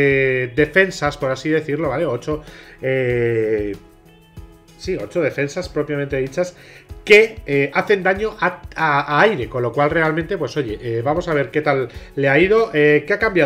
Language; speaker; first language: Spanish; native; Spanish